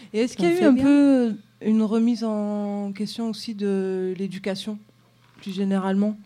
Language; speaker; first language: French; native; French